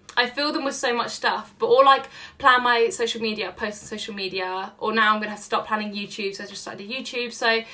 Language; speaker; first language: English; native; English